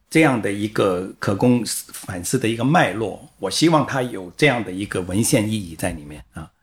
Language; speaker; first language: Chinese; native; Chinese